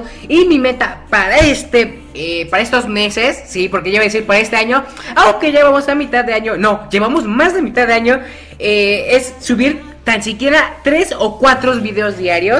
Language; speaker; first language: Spanish; native; Spanish